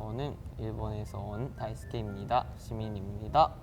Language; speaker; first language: Korean; non-native, learner; Japanese